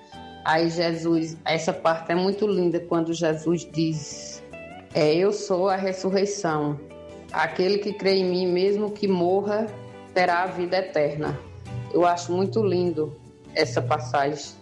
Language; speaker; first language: Portuguese; native; Portuguese